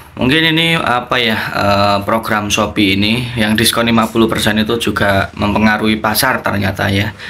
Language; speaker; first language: Indonesian; non-native, local second language; Javanese